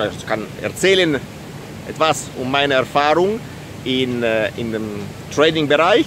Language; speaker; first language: German; non-native, fluent; Italian